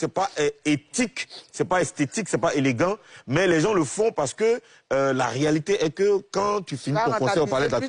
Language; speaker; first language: French; native; French